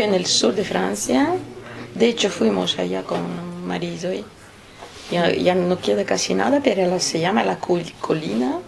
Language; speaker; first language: Spanish; non-native, fluent; Russian